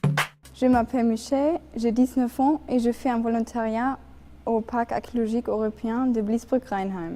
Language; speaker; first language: French; non-native, fluent; German